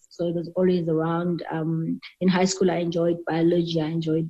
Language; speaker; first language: English; non-native, local second language; Xhosa